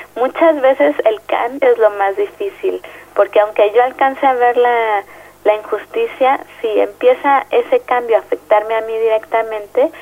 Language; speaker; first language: Spanish; native; Spanish